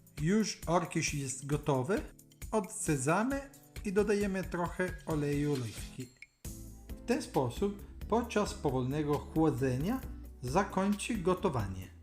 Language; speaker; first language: Polish; non-native, learner; Italian